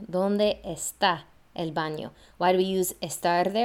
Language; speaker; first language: Spanish; non-native, fluent; English